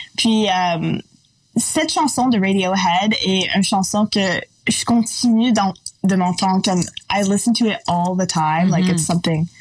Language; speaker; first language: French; non-native, local second language; English